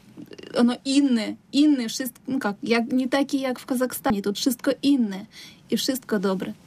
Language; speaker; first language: Polish; non-native, learner; Russian